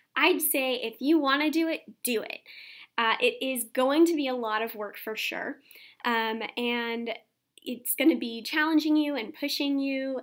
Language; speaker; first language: English; native; English